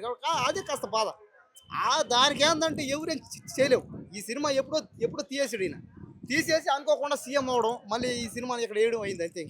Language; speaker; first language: Telugu; native; Telugu